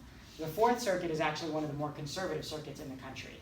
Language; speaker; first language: English; native; English